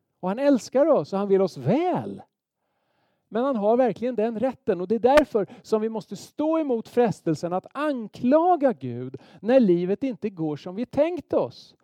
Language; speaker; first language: Swedish; native; Swedish